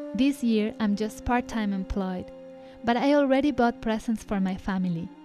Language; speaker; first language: English; non-native, fluent; Spanish